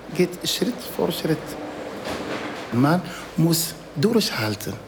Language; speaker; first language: German; non-native, learner; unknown